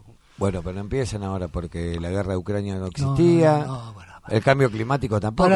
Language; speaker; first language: Spanish; native; Spanish